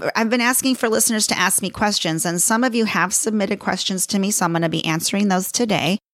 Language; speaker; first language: English; native; English